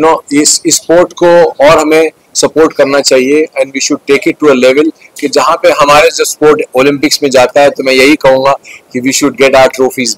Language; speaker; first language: Hindi; native; Hindi